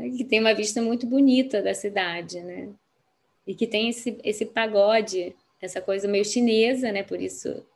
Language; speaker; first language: Portuguese; native; Portuguese